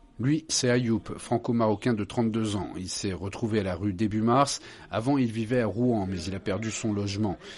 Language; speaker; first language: French; native; French